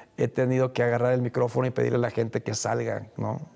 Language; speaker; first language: Spanish; native; Spanish